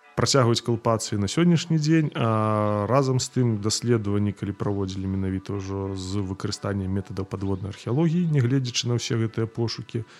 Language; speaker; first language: Belarusian; non-native, local second language; Russian